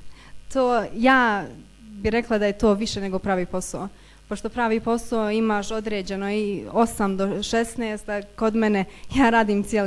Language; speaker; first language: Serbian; early bilingual, heritage; Bosnian